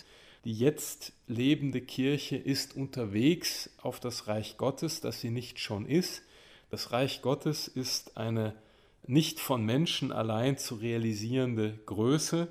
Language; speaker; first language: German; native; German